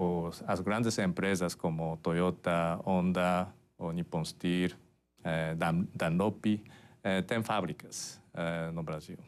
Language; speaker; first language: Portuguese; non-native, fluent; Japanese